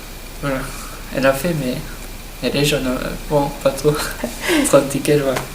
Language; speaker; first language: French; non-native, learner; Portuguese